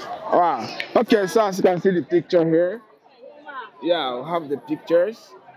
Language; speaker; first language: English; non-native, local second language; Igbo